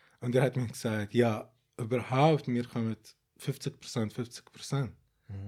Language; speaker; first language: German; non-native, fluent; Arabic